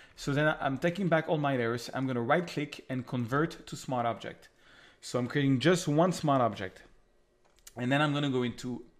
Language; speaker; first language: English; non-native, fluent; French